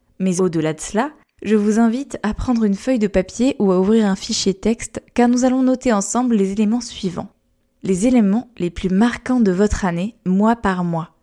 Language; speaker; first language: French; native; French